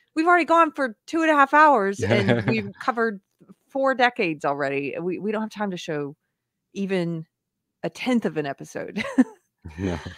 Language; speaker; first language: English; native; English